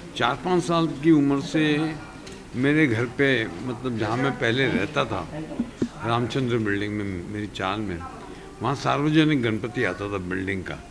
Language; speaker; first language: Hindi; native; Hindi